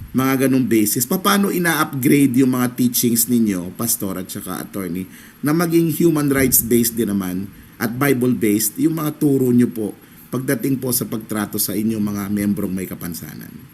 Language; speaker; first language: Filipino; native; Filipino